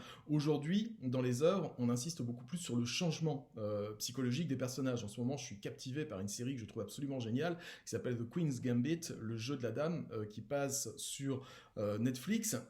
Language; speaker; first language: French; native; French